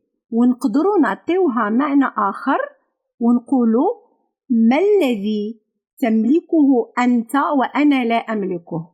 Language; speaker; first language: Arabic; native; Arabic